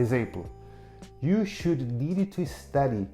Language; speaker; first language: English; non-native, fluent; Portuguese